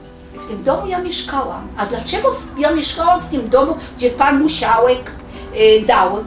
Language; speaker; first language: Polish; non-native, local second language; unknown